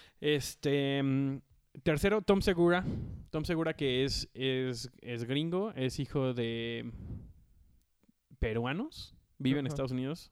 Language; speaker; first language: Spanish; native; Spanish